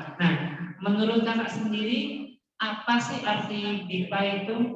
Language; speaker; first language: Indonesian; native; Indonesian